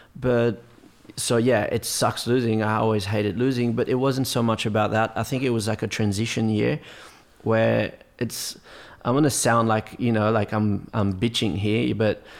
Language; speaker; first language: English; non-native, fluent; French